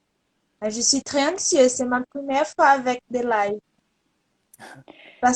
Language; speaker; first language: French; non-native, learner; Portuguese